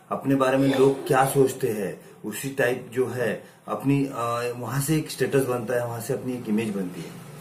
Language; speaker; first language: Hindi; non-native, local second language; Marathi